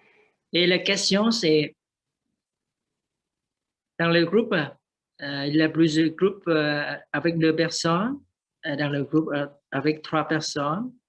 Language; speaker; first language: French; non-native, learner; Vietnamese